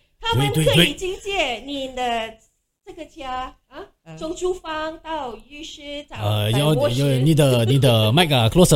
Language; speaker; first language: Chinese; non-native, local second language; Malay